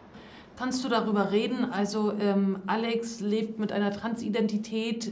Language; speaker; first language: German; native; German